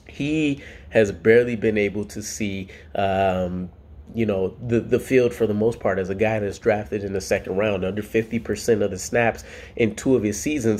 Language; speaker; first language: English; native; English